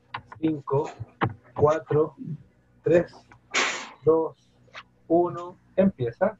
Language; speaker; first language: Spanish; native; Spanish